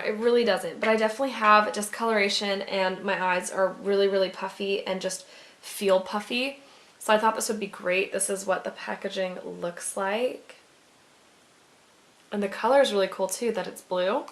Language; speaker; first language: English; native; English